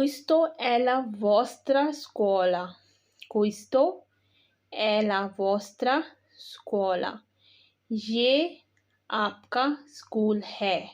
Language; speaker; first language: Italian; non-native, fluent; Urdu